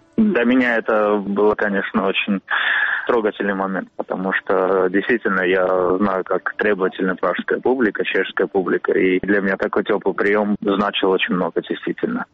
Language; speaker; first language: Russian; non-native, local second language; Armenian